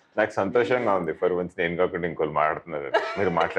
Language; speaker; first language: Telugu; native; Telugu